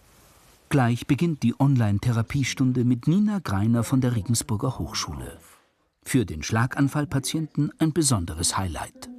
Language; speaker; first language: German; native; German